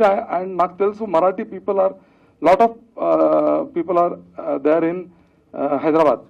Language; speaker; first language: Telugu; early bilingual, heritage; Telugu